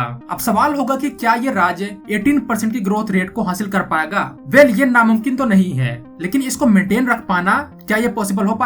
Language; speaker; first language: Hindi; native; Hindi